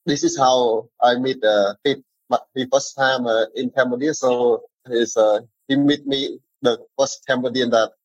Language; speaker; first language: English; non-native, learner; Khmer